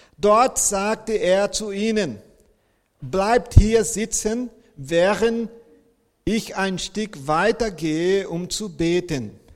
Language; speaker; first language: German; non-native, fluent; Portuguese